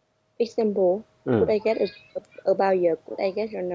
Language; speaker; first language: English; non-native, learner; Vietnamese